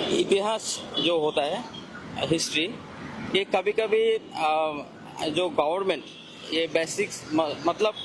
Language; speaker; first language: Hindi; non-native, learner; Bangla